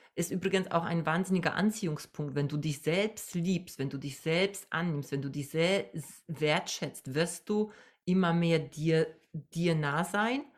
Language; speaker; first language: German; non-native, fluent; Polish